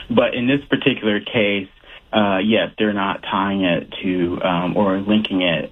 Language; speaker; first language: English; native; English